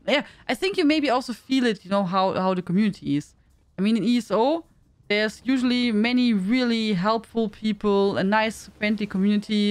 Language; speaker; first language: English; non-native, fluent; German